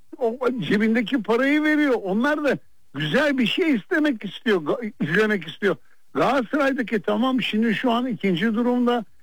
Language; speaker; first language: Turkish; native; Turkish